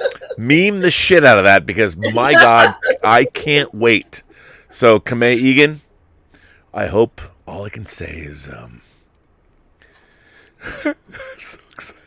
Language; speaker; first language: English; native; English